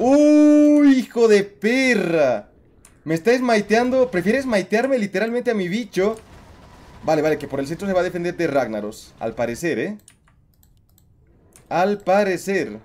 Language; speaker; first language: Spanish; native; Spanish